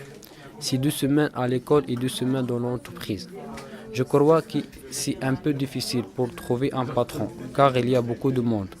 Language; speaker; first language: French; non-native, local second language; Arabic